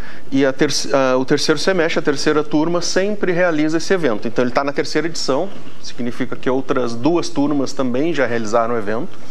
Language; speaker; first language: Portuguese; native; Portuguese